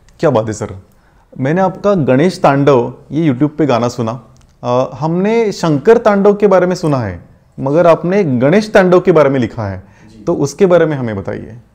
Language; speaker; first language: Hindi; non-native, local second language; Marathi